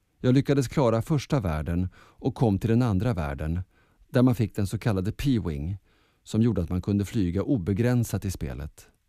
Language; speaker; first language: Swedish; early bilingual, other home language; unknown